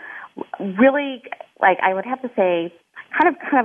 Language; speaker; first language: English; native; English